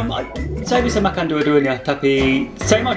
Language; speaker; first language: Indonesian; non-native, learner; English